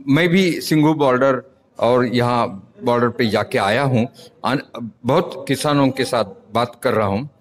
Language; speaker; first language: Hindi; non-native, local second language; Marathi